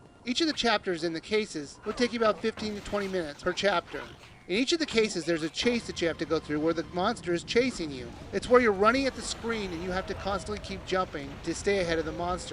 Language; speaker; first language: English; native; English